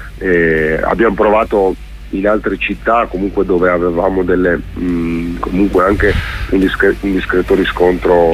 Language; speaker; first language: Italian; native; Italian